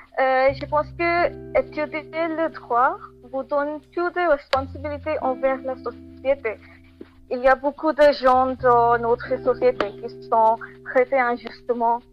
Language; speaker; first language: French; non-native, learner; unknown